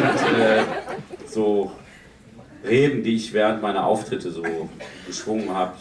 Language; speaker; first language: German; native; German